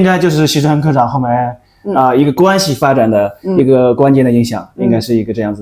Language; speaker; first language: Chinese; native; Chinese